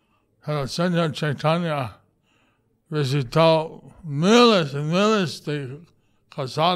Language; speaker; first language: Spanish; non-native, learner; English